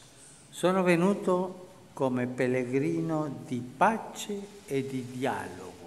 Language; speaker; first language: Italian; non-native, fluent; Spanish